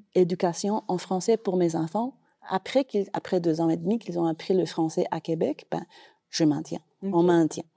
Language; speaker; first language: French; non-native, fluent; Spanish